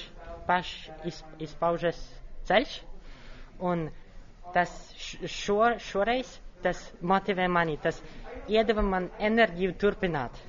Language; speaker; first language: Latvian; non-native, local second language; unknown